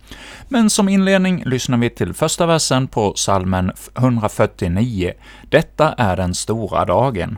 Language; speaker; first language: Swedish; native; Swedish